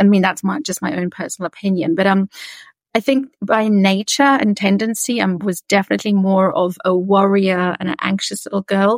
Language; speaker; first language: English; native; English